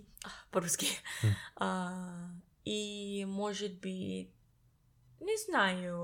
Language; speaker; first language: Russian; non-native, learner; English